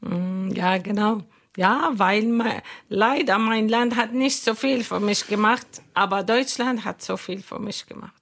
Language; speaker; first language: German; non-native, learner; Arabic